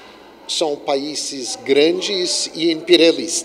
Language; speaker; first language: Portuguese; non-native, fluent; English